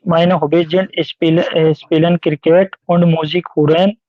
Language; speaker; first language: German; non-native, learner; Hindi